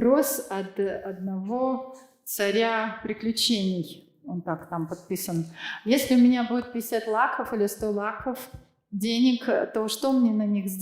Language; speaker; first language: Russian; native; Russian